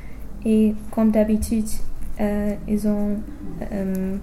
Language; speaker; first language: French; non-native, fluent; English